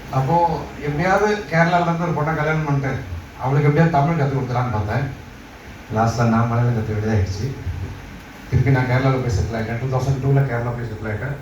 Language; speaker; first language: Tamil; non-native, local second language; Malayalam